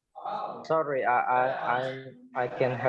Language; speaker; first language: English; non-native, fluent; Spanish